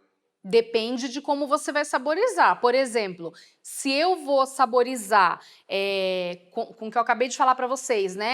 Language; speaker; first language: Portuguese; native; Portuguese